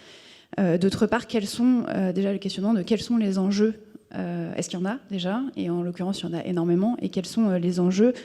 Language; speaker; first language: French; native; French